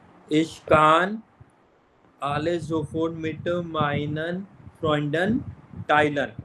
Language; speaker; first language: German; non-native, fluent; Hindi